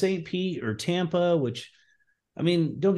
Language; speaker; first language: English; native; English